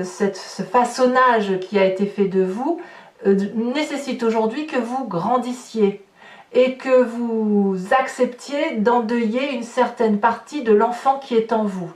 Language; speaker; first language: French; native; French